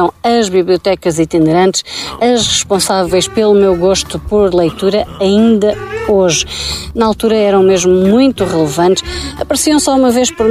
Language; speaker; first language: Portuguese; native; Portuguese